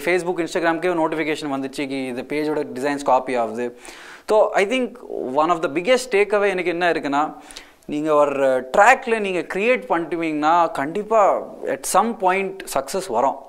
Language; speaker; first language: Tamil; non-native, local second language; Hindi